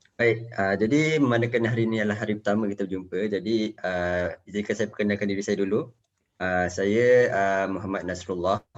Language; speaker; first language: Malay; native; Malay